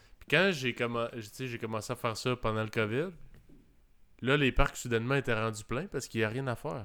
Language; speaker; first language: French; native; French